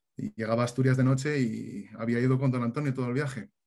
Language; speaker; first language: Spanish; native; Spanish